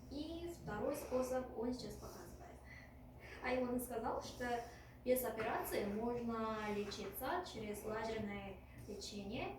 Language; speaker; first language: Russian; non-native, fluent; Korean